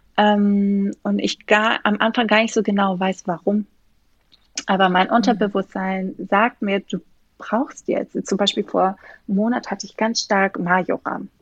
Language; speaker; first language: German; non-native, fluent; Greek